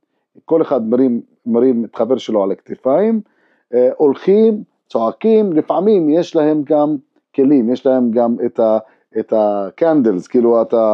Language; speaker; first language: Hebrew; non-native, local second language; Arabic